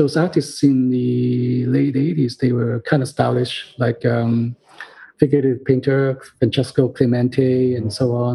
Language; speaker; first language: English; non-native, local second language; Cantonese